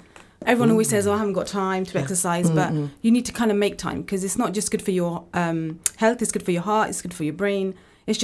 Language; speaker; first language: English; native; English